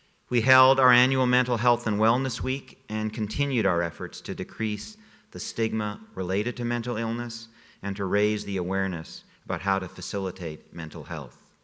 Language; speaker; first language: English; native; English